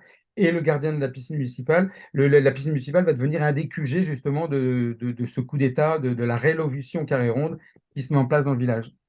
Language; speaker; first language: French; native; French